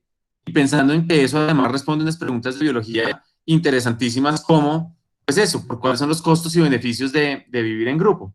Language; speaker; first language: Spanish; native; Spanish